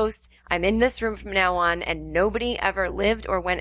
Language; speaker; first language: English; native; English